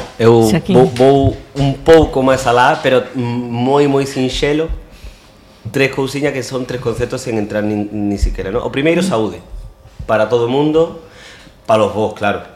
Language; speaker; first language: Galician; non-native, local second language; Spanish